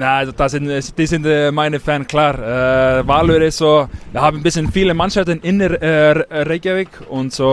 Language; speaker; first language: German; non-native, learner; Icelandic